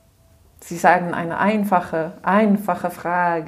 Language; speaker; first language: German; non-native, fluent; Dutch